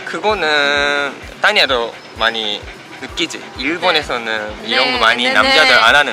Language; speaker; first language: Korean; non-native, fluent; Japanese